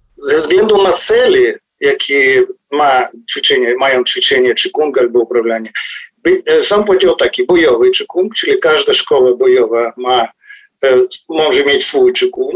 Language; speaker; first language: Polish; non-native, fluent; Ukrainian